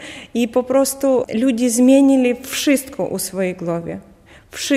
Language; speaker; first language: Polish; non-native, learner; Ukrainian